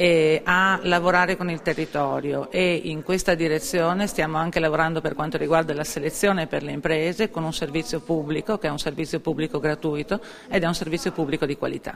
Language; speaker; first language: Italian; native; Italian